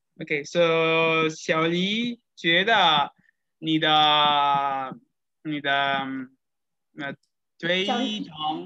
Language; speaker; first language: Chinese; non-native, learner; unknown